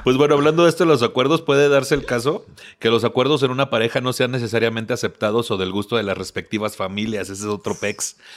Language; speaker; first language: Spanish; native; Spanish